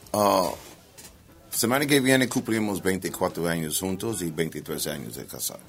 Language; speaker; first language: Spanish; non-native, learner; English